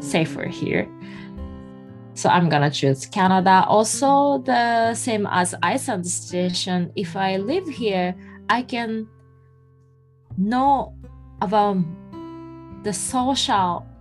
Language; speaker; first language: English; non-native, fluent; Japanese